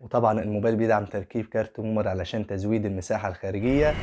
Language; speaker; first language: Arabic; native; Arabic